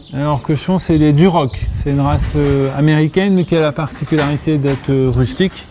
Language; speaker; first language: French; native; French